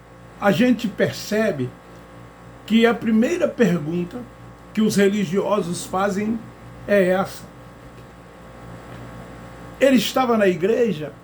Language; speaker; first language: Portuguese; native; Portuguese